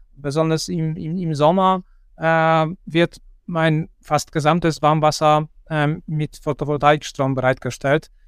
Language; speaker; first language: German; non-native, fluent; Polish